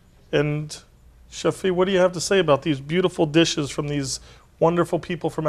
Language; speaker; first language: English; native; English